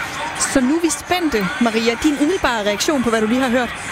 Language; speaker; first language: Danish; native; Danish